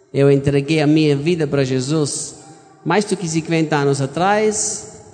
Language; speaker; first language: Portuguese; non-native, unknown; German